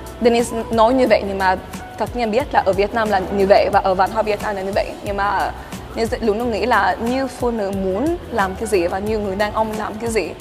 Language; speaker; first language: Vietnamese; early bilingual, heritage; Swedish